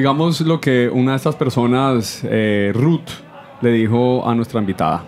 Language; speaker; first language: Spanish; native; Spanish